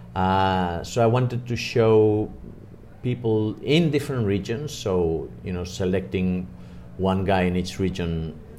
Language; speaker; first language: English; non-native, fluent; Spanish